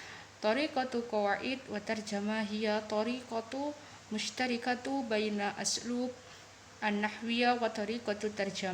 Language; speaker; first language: Arabic; non-native, learner; Indonesian